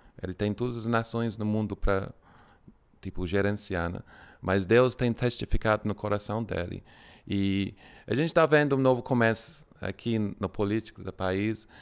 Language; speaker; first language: Portuguese; non-native, fluent; English